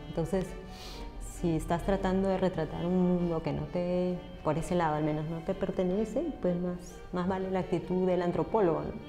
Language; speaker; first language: Spanish; native; Spanish